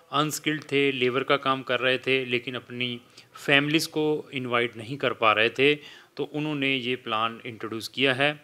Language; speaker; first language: Hindi; native; Hindi